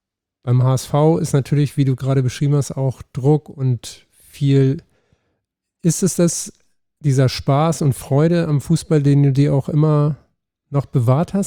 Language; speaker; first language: German; native; German